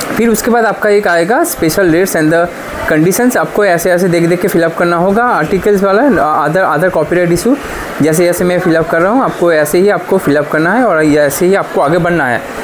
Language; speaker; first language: Hindi; non-native, local second language; Bangla